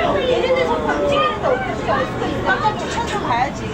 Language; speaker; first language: Korean; native; Korean